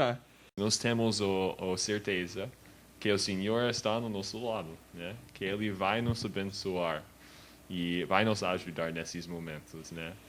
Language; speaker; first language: Portuguese; non-native, learner; English